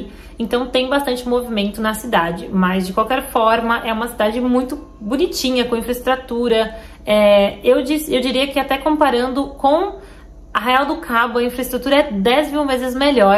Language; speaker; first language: Portuguese; native; Portuguese